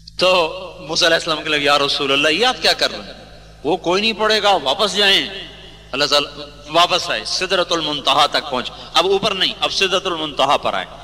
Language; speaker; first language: Urdu; non-native, local second language; Punjabi